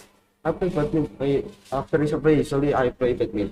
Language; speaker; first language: English; non-native, learner; Indonesian